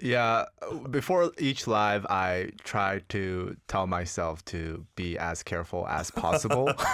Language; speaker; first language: English; early bilingual, other home language; Korean